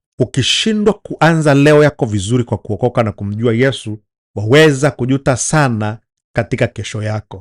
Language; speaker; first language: Swahili; native; Swahili